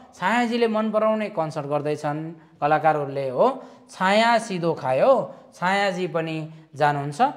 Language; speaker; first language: Nepali; native; Nepali